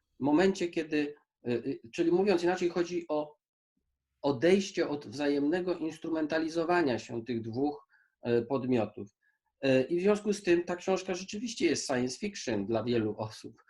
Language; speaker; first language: Polish; native; Polish